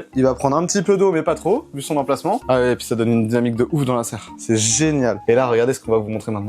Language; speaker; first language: French; native; French